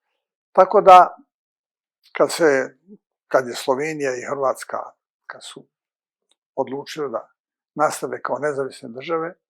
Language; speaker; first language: Bosnian; native; Bosnian